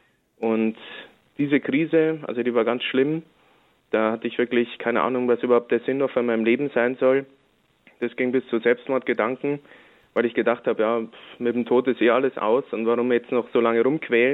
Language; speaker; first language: German; native; German